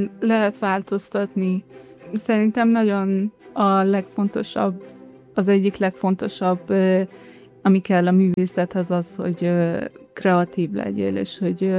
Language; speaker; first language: Hungarian; early bilingual, heritage; Hungarian